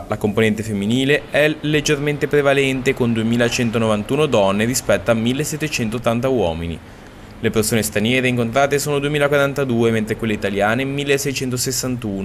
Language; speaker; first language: Italian; native; Italian